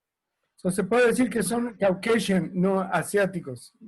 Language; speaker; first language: Spanish; native; Spanish